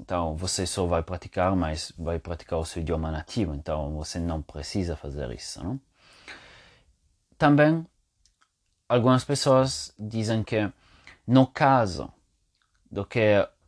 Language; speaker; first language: Portuguese; non-native, fluent; Italian